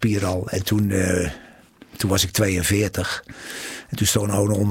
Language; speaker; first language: Dutch; native; Dutch